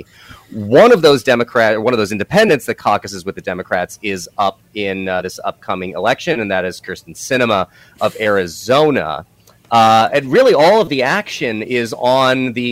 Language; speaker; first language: English; native; English